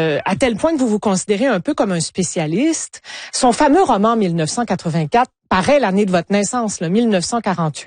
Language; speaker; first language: French; native; French